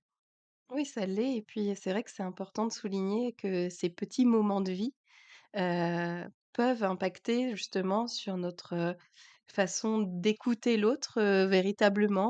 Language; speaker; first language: French; native; French